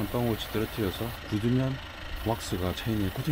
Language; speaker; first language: Korean; native; Korean